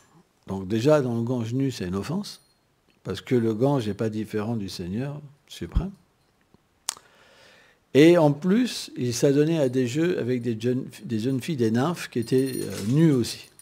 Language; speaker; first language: French; native; French